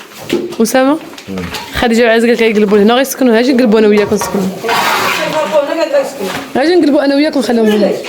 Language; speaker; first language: Arabic; native; Arabic